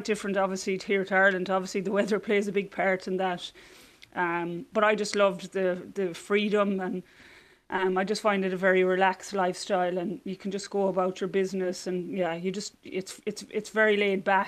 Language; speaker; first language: English; native; English